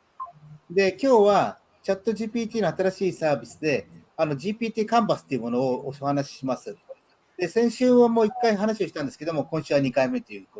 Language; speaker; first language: Japanese; native; Japanese